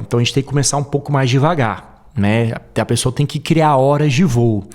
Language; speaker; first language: Portuguese; native; Portuguese